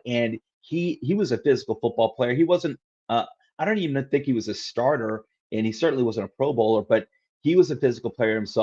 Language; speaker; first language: English; native; English